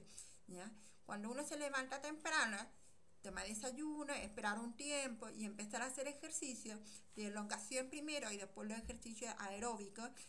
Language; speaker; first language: Spanish; native; Spanish